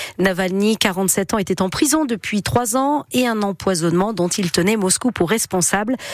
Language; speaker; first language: French; native; French